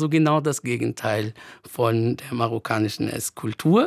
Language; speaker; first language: German; non-native, fluent; Arabic